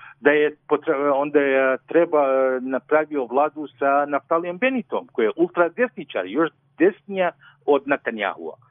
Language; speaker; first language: Serbian; non-native, fluent; Arabic